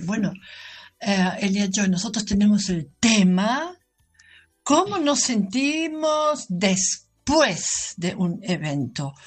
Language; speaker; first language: Spanish; non-native, fluent; German